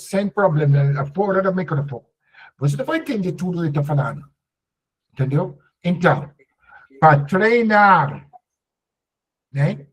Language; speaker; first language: Portuguese; non-native, learner; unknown